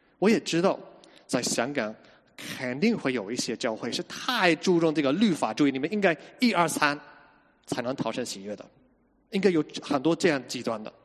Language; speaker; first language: Chinese; non-native, fluent; English